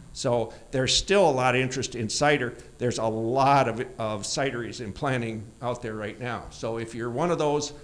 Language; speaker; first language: English; native; English